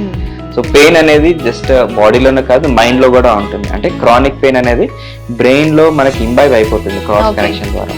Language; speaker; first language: Telugu; native; Telugu